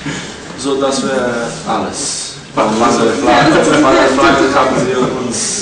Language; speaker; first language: German; non-native, learner; Croatian